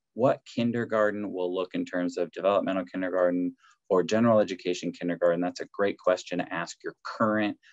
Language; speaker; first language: English; native; English